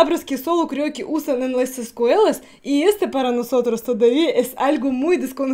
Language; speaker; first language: Spanish; non-native, learner; Russian